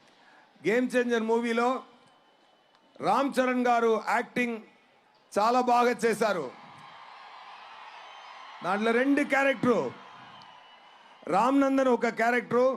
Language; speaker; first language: Telugu; non-native, learner; Tamil